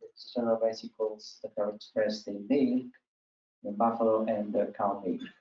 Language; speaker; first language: English; non-native, fluent; Italian